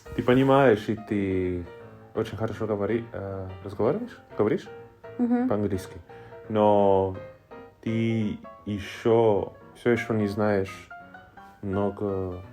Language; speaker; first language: Russian; non-native, learner; Spanish